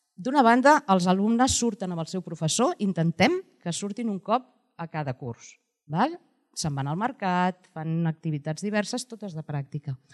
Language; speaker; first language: Catalan; native; Catalan